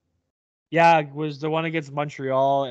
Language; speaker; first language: English; native; English